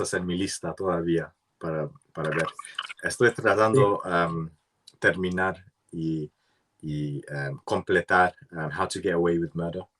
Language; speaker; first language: Spanish; non-native, learner; English